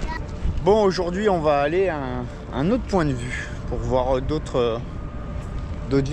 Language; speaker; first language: French; native; French